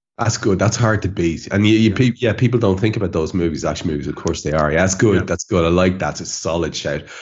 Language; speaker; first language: English; native; English